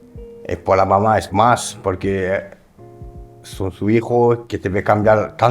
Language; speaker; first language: Spanish; non-native, learner; French